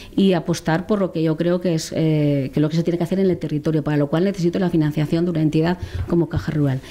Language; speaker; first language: Spanish; native; Spanish